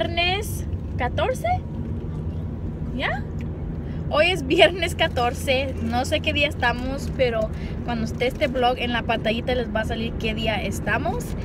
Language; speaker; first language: Spanish; early bilingual, heritage; Spanish